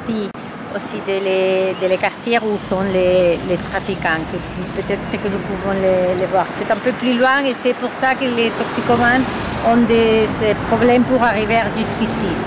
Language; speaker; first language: French; non-native, learner; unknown